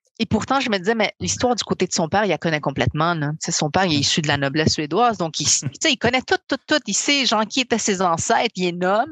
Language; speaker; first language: French; early bilingual, other home language; Spanish